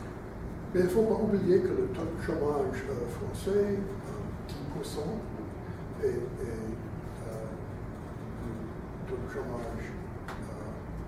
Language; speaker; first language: French; non-native, fluent; English